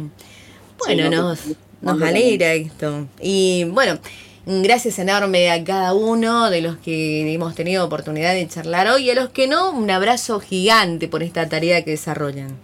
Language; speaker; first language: Spanish; native; Spanish